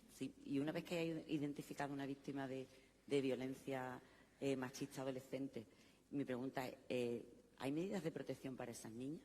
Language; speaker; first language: Spanish; native; Spanish